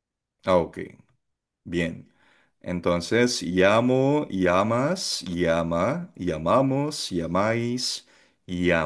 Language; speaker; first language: Spanish; non-native, fluent; Filipino